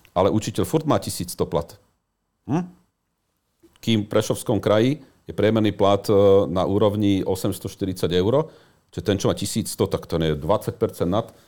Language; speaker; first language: Slovak; native; Slovak